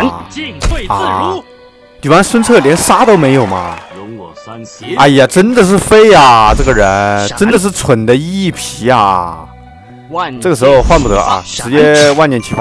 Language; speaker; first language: Chinese; native; Chinese